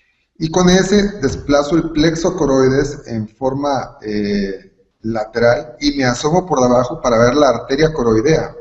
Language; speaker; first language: Spanish; native; Spanish